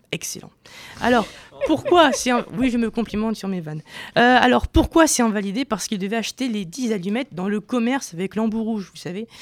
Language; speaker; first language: French; native; French